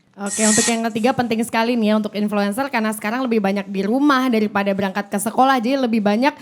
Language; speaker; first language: Indonesian; native; Indonesian